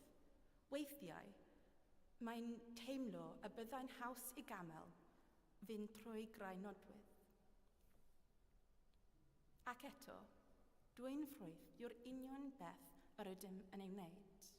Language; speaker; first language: Welsh; non-native, fluent; English